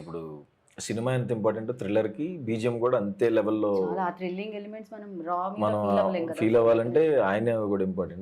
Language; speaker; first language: Telugu; native; Telugu